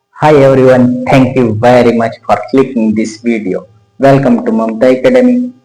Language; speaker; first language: English; non-native, local second language; Marathi